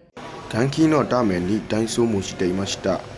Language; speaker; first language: Japanese; non-native, learner; Burmese